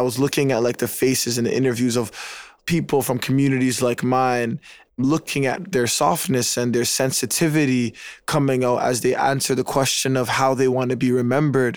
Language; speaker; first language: English; native; English